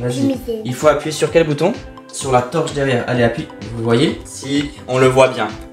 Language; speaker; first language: French; native; French